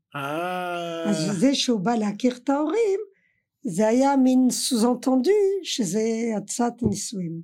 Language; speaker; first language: Hebrew; non-native, fluent; French